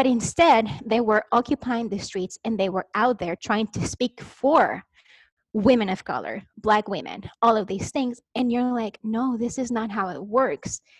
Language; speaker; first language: English; non-native, fluent; Spanish